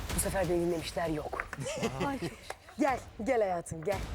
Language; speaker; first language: Turkish; native; Turkish